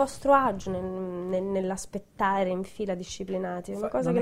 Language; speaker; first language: Italian; native; Italian